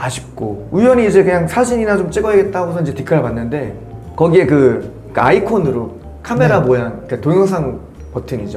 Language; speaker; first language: Korean; native; Korean